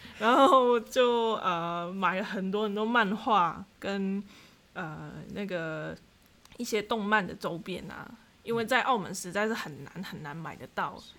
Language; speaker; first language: Chinese; non-native, local second language; Cantonese